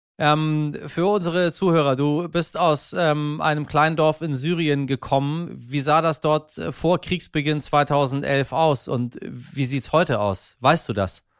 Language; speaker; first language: German; early bilingual, other home language; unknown